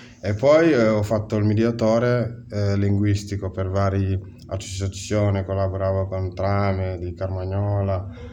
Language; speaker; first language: Italian; non-native, fluent; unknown